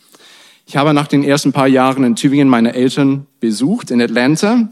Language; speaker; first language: German; non-native, fluent; English